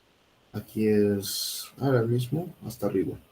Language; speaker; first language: Spanish; native; Spanish